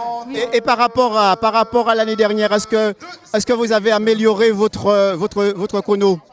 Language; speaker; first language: French; native; French